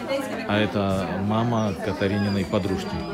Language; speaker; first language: Russian; native; Russian